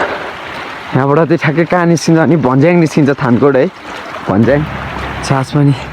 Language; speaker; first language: Nepali; native; Nepali